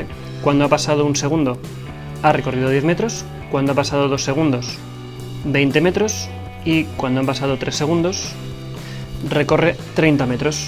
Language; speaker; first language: Spanish; native; Spanish